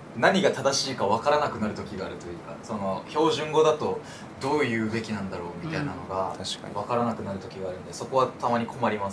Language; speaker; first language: Japanese; native; Japanese